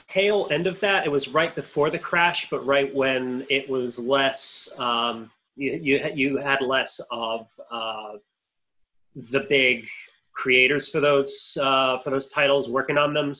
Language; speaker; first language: English; native; English